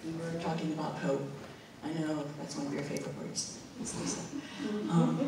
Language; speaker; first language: English; native; English